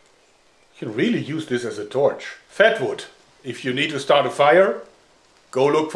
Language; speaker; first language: English; non-native, fluent; German